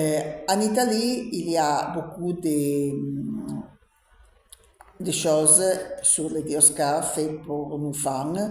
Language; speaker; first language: French; non-native, learner; Italian